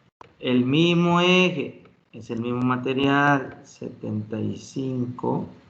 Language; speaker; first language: Spanish; native; Spanish